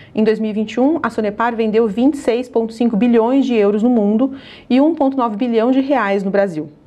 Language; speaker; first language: Portuguese; native; Portuguese